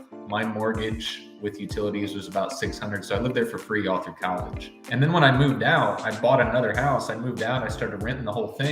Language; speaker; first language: English; native; English